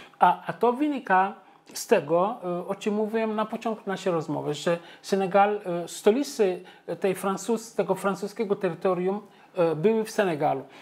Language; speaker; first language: Polish; non-native, fluent; Wolof